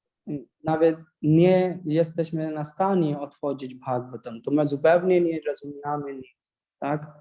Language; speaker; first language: Polish; non-native, learner; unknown